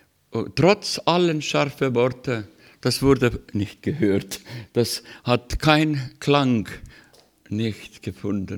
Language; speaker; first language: German; non-native, learner; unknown